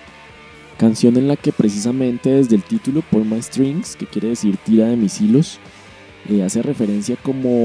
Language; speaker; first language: Spanish; native; Spanish